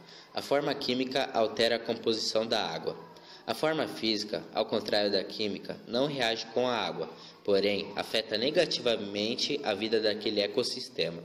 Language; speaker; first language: Portuguese; native; Portuguese